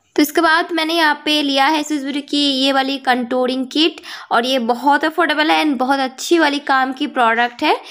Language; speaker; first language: Hindi; non-native, local second language; Bangla